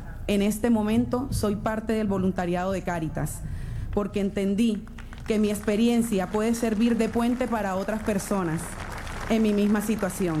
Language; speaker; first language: Spanish; native; Spanish